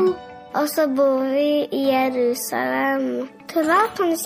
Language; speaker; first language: Norwegian; early bilingual, heritage; Norwegian